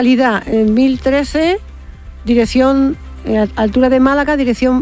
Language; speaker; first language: Spanish; native; Spanish